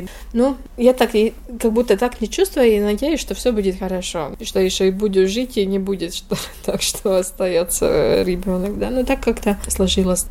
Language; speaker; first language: Russian; non-native, local second language; Latvian